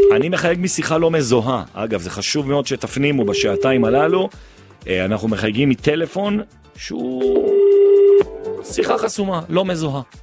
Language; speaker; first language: Hebrew; native; Hebrew